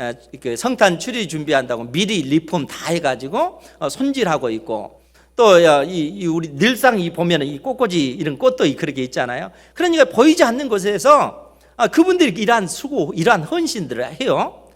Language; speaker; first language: Korean; native; Korean